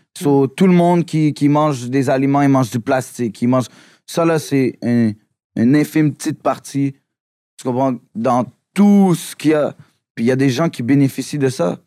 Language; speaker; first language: French; native; French